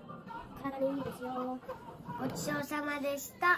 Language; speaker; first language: Japanese; early bilingual, other home language; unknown